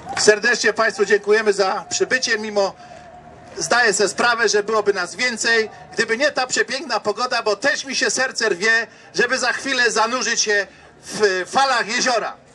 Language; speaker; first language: Polish; native; Polish